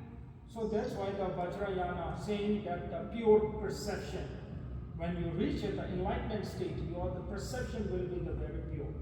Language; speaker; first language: English; non-native, fluent; Tibetan